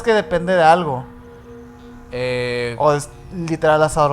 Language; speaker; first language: Spanish; native; Spanish